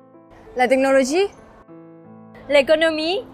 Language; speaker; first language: French; non-native, fluent; Thai